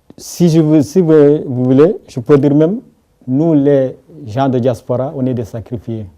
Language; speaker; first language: French; non-native, local second language; Wolof